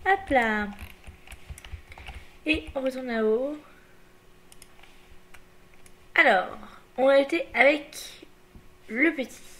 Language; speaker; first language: French; native; French